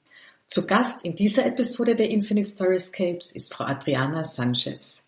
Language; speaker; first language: German; native; German